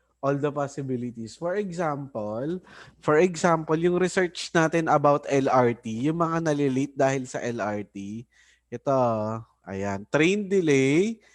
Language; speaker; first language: Filipino; native; Filipino